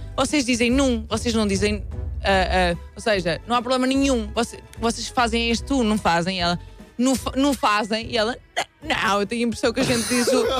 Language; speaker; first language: Portuguese; native; Portuguese